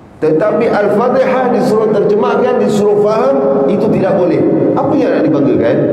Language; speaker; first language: Malay; native; Malay